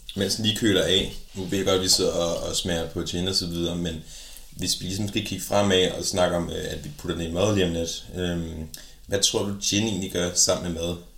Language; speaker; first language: Danish; native; Danish